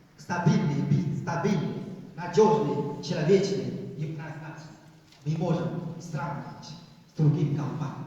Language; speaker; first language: Russian; non-native, fluent; Chinese